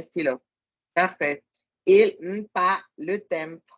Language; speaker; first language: French; non-native, fluent; Spanish